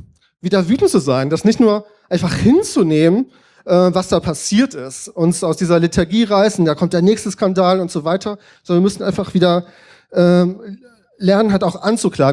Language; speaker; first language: German; native; German